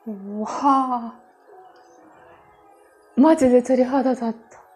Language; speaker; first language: Japanese; non-native, fluent; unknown